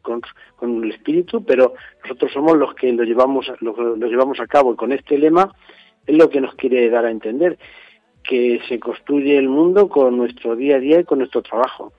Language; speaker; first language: Spanish; native; Spanish